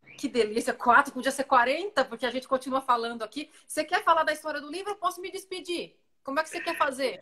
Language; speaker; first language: Portuguese; native; Portuguese